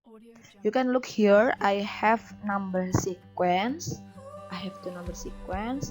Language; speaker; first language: English; non-native, learner; Indonesian